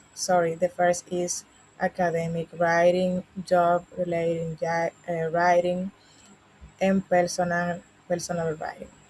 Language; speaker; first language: English; non-native, learner; Spanish